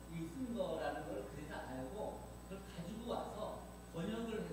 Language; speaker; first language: Korean; native; Korean